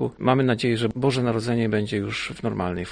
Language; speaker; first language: Polish; native; Polish